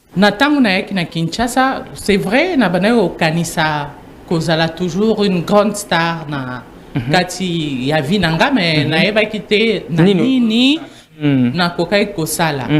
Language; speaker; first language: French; non-native, local second language; Lingala